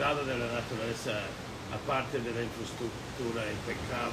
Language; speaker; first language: Spanish; non-native, fluent; English